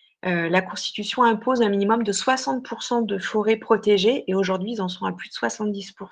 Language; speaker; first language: French; native; French